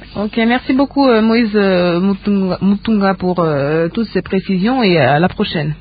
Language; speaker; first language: French; non-native, local second language; Lingala